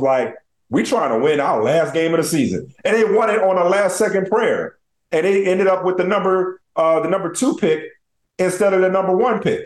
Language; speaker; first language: English; native; English